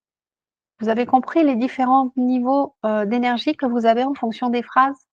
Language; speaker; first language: French; native; French